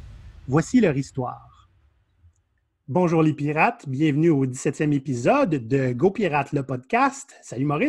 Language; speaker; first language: French; native; French